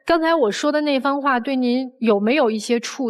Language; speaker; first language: Chinese; native; Chinese